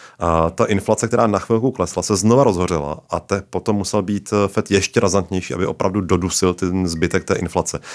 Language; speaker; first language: Czech; native; Czech